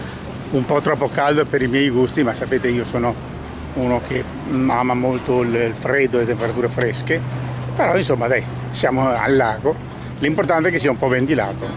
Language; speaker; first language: Italian; native; Italian